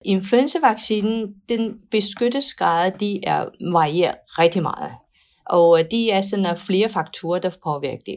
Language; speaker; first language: Danish; non-native, fluent; Chinese